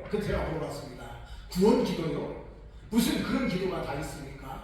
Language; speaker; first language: Korean; native; Korean